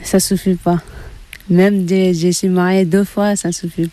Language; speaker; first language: French; non-native, learner; Tibetan